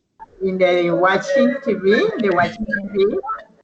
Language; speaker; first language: English; non-native, learner; Spanish